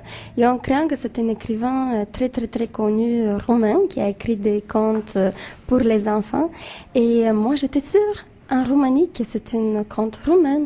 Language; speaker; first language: French; non-native, fluent; Romanian